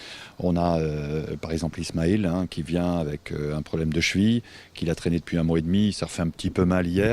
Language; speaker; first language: French; native; French